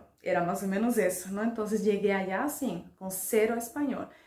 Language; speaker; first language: Spanish; non-native, fluent; Finnish